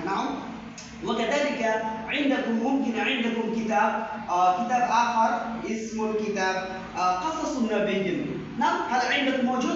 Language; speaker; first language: Arabic; non-native, fluent; Bangla